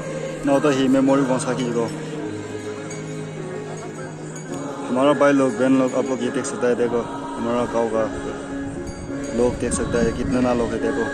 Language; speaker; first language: Hindi; non-native, local second language; Tangkhul Naga (India)